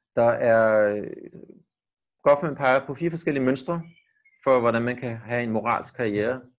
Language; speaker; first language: Danish; native; Danish